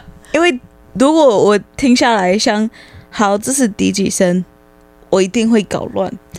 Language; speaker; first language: Chinese; non-native, fluent; English